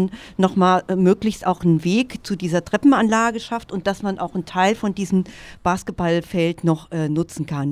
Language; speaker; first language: German; native; German